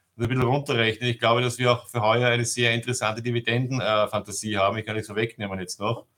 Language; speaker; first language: German; native; German